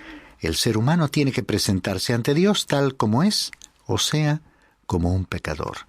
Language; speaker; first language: Spanish; native; Spanish